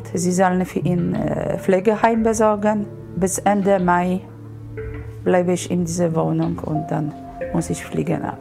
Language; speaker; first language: German; non-native, learner; Polish